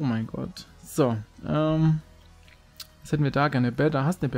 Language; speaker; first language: German; native; German